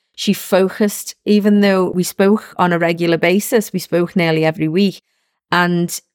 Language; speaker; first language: English; native; English